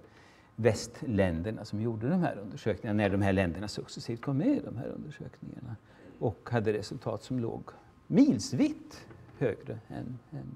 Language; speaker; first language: Swedish; native; Swedish